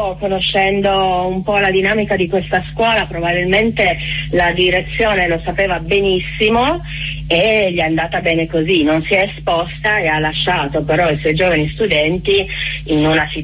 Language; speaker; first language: Italian; native; Italian